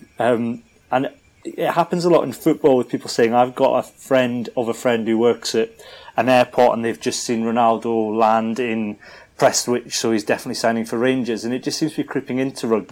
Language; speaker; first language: English; native; English